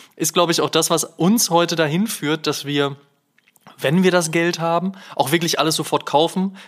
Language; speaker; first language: German; native; German